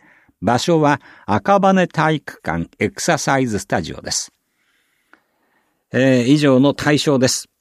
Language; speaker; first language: Japanese; native; Japanese